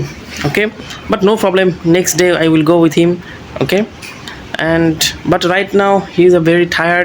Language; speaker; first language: English; non-native, learner; Bangla